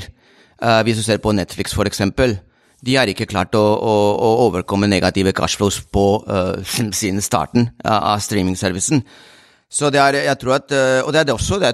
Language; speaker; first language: Norwegian; non-native, fluent; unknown